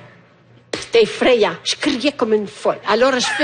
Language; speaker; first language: French; non-native, fluent; Italian